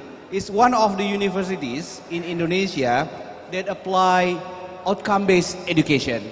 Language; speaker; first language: English; non-native, fluent; Indonesian